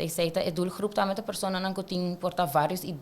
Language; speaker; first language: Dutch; non-native, local second language; Papiamento